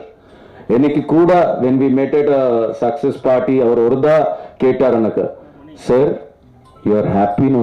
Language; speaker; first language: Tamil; non-native, learner; Telugu